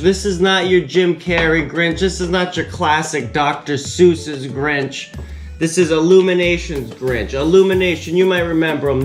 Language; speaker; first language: English; native; English